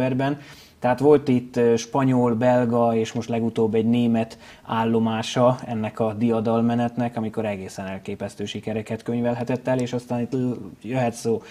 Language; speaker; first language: Hungarian; native; Hungarian